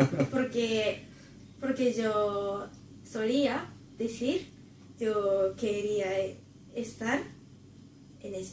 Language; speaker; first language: Spanish; non-native, learner; Japanese